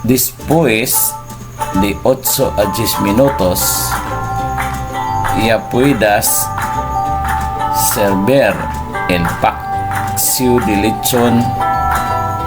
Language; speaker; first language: Spanish; non-native, learner; Filipino